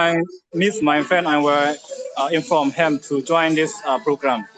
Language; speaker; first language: English; non-native, learner; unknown